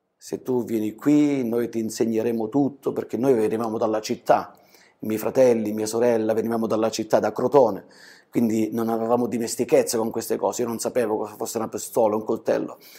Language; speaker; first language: Italian; native; Italian